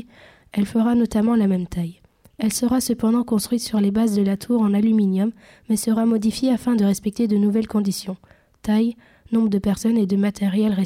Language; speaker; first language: French; native; French